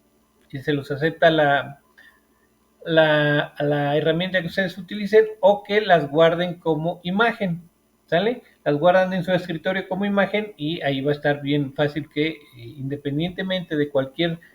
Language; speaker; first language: Spanish; native; Spanish